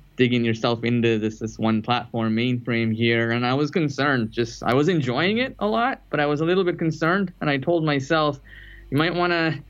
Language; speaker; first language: English; non-native, local second language; Tamil